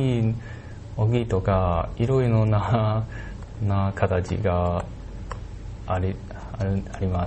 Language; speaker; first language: Japanese; non-native, learner; Chinese